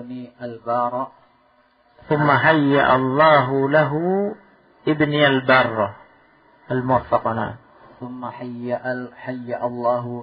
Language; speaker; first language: Arabic; non-native, fluent; Indonesian